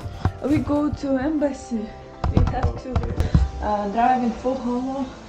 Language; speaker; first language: English; non-native, learner; Russian